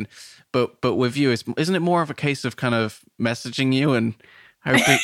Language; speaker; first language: English; native; English